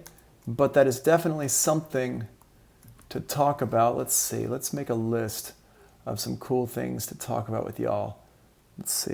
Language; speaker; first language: English; native; English